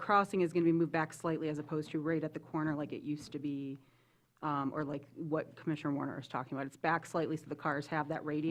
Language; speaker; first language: English; native; English